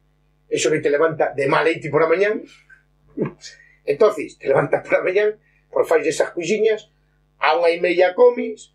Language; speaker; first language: Spanish; non-native, local second language; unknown